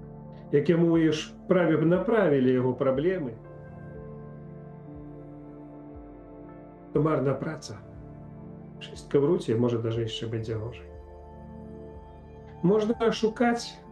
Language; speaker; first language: Polish; non-native, fluent; Ukrainian